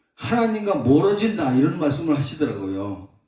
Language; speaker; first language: Korean; native; Korean